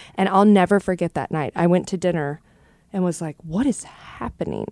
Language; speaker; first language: English; native; English